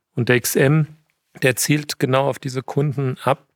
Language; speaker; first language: German; native; German